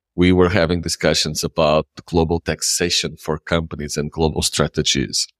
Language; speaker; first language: English; non-native, fluent; Portuguese